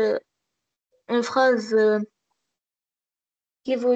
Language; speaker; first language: French; non-native, learner; Arabic